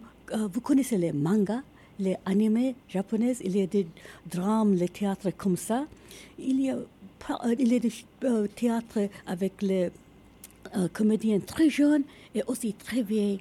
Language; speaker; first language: French; non-native, learner; Japanese